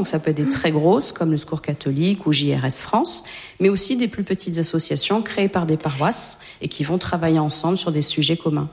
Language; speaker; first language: French; native; French